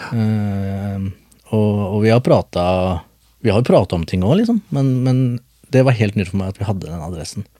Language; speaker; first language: Norwegian; early bilingual, other home language; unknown